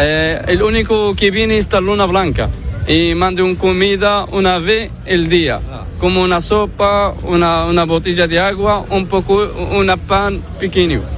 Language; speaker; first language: Spanish; non-native, learner; Arabic